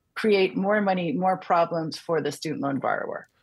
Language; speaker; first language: English; native; English